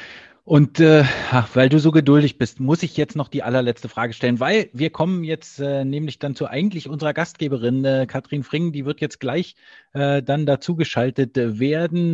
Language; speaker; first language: German; native; German